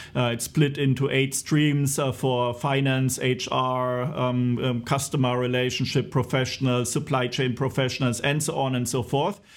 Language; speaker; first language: English; non-native, fluent; German